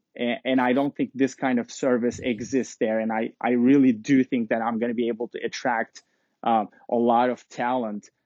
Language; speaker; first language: English; non-native, fluent; Turkish